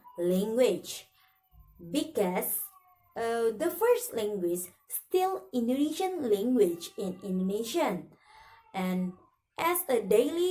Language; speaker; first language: English; non-native, learner; Indonesian